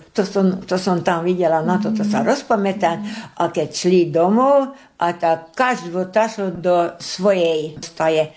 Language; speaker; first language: Slovak; native; Slovak